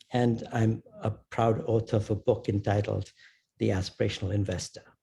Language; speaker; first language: English; non-native, local second language; Hindi